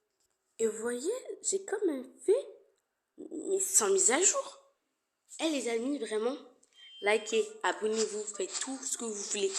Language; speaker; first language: French; native; French